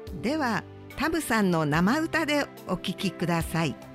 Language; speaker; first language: Japanese; native; Japanese